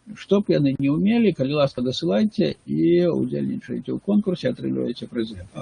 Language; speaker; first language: Belarusian; non-native, local second language; Russian